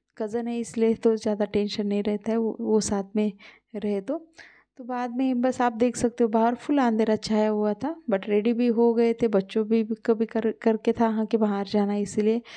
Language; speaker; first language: Hindi; non-native, local second language; Marathi